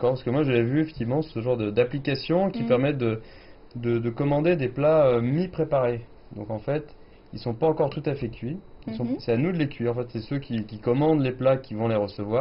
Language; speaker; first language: French; native; French